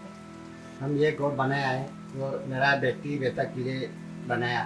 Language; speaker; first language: Hindi; non-native, local second language; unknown